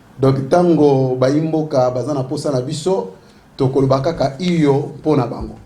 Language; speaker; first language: Lingala; non-native, local second language; Kongo